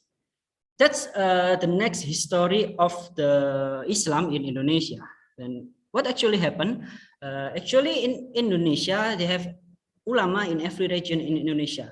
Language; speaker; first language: English; non-native, fluent; Indonesian